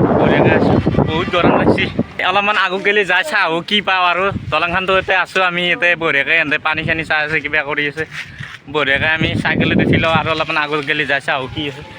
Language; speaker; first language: Assamese; non-native, local second language; Bangla